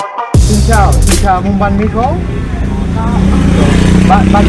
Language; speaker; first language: Vietnamese; non-native, learner; Czech